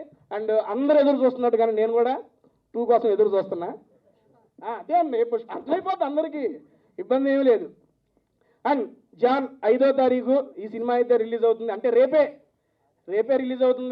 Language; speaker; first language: Telugu; native; Telugu